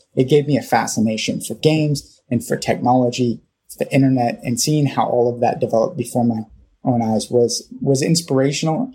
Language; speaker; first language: English; native; English